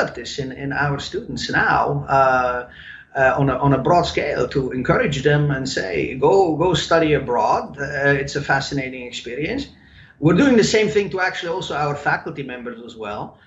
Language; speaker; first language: English; non-native, fluent; German